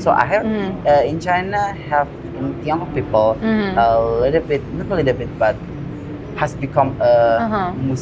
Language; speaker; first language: English; non-native, learner; Indonesian